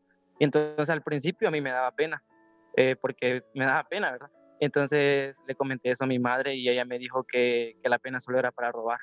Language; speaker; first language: Spanish; native; Spanish